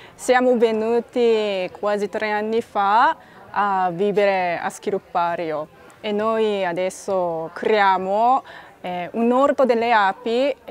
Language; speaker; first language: Italian; non-native, fluent; Lithuanian